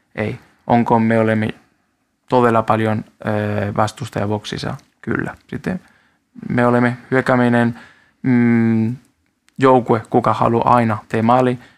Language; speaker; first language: Finnish; non-native, learner; Spanish